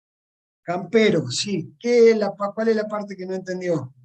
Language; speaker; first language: Spanish; native; Spanish